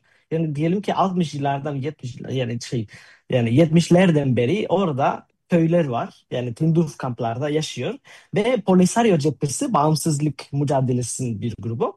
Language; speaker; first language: Turkish; non-native, fluent; Spanish